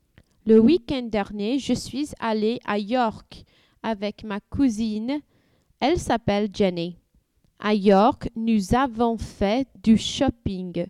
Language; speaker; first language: French; non-native, learner; English